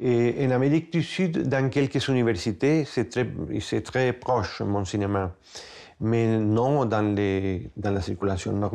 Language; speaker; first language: French; non-native, fluent; Spanish